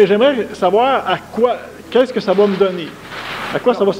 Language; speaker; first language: French; native; French